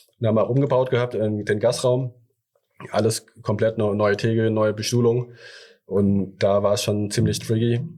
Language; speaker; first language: German; early bilingual, other home language; Thai